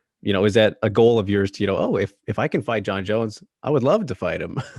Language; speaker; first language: English; native; English